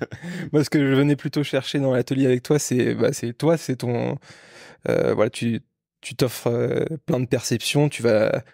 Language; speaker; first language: French; native; French